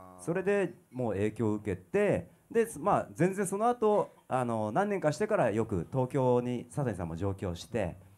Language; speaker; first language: Japanese; native; Japanese